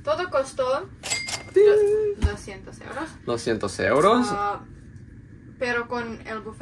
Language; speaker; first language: Spanish; non-native, learner; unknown